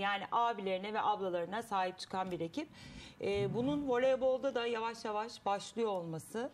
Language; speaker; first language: Turkish; native; Turkish